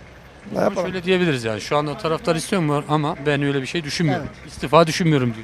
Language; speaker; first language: Turkish; native; Turkish